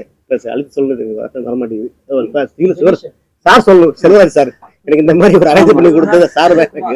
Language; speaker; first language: Tamil; native; Tamil